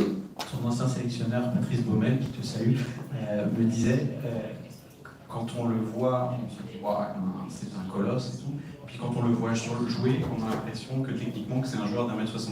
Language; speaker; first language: French; native; French